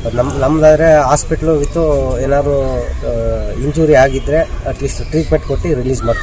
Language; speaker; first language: Kannada; native; Kannada